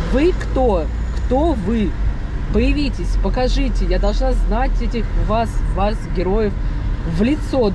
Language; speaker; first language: Russian; native; Russian